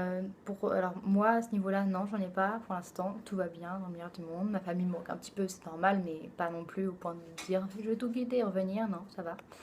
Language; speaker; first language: French; native; French